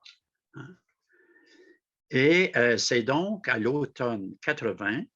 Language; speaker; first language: French; native; French